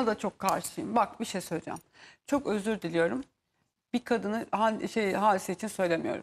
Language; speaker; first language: Turkish; native; Turkish